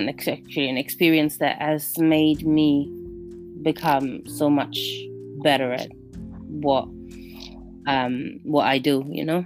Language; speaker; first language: English; non-native, fluent; Italian